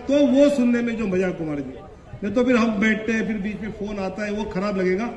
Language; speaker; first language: Hindi; non-native, local second language; Marathi